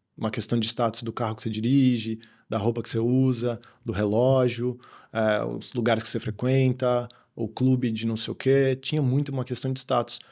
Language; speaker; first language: Portuguese; native; Portuguese